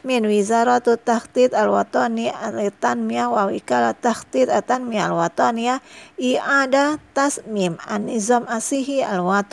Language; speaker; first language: Arabic; non-native, fluent; Indonesian